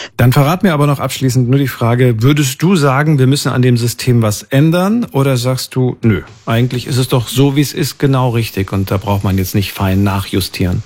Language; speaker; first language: German; native; German